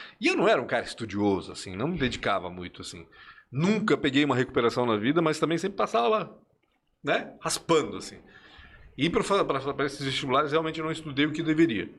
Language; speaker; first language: Portuguese; early bilingual, other home language; Spanish